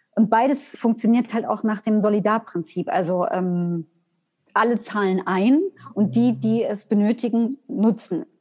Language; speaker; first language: German; native; German